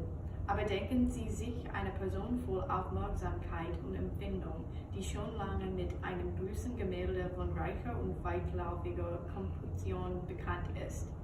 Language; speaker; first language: German; non-native, learner; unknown